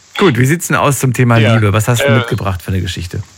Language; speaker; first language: German; native; German